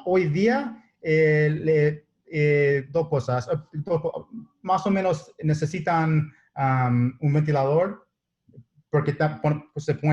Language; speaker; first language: Spanish; non-native, learner; English